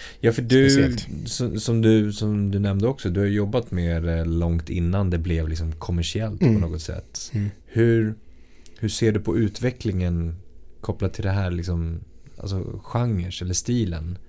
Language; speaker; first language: Swedish; native; Swedish